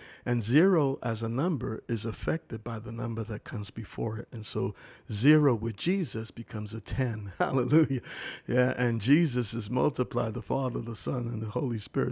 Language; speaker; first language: English; early bilingual, other home language; Spanish